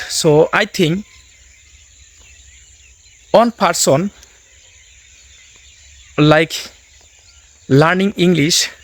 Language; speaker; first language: English; non-native, learner; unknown